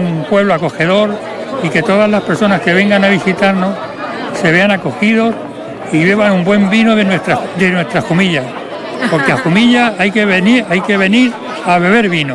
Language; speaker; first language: Spanish; native; Spanish